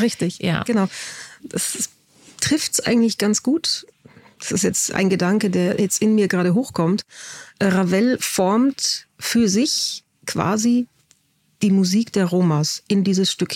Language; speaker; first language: German; native; German